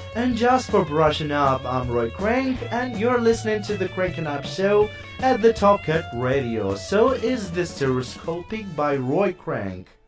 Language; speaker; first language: English; non-native, fluent; Ukrainian